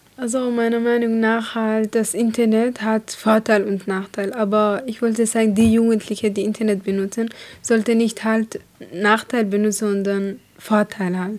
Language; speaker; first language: German; non-native, learner; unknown